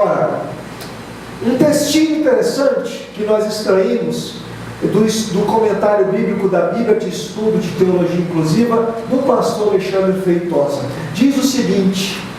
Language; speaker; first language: Portuguese; native; Portuguese